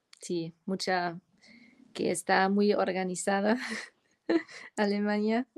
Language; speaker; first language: Spanish; non-native, fluent; German